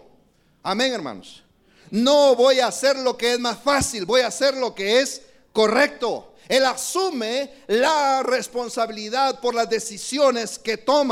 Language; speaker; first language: Spanish; native; Spanish